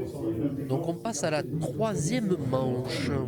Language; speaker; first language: French; native; French